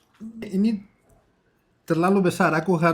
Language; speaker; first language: Indonesian; non-native, learner; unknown